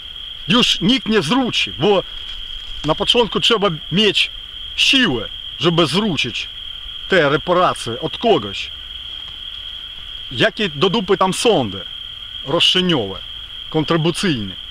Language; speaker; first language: Polish; non-native, fluent; Ukrainian